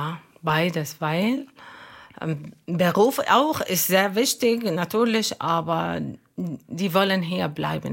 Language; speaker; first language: German; non-native, learner; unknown